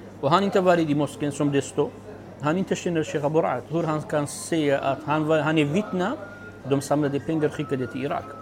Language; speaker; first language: Swedish; non-native, learner; Arabic